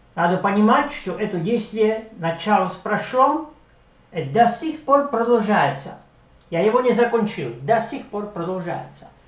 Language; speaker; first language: Russian; non-native, fluent; Slovak